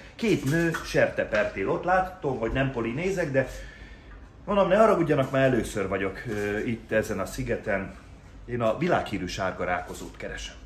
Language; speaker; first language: Hungarian; native; Hungarian